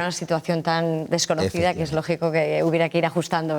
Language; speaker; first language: Spanish; native; Spanish